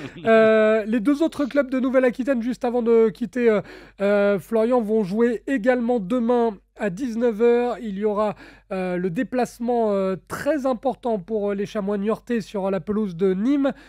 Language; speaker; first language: French; native; French